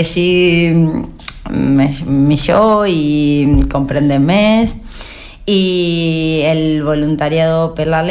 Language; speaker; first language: Catalan; non-native, learner; Spanish